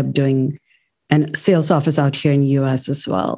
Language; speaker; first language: English; non-native, local second language; Urdu